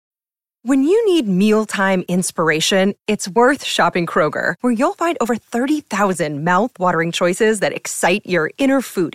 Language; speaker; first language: English; native; English